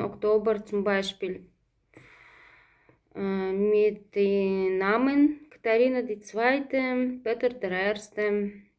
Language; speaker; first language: German; non-native, fluent; Russian